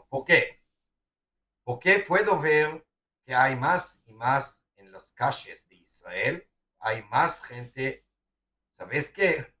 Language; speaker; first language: Spanish; non-native, fluent; Hebrew